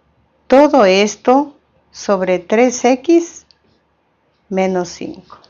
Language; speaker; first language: Spanish; native; Spanish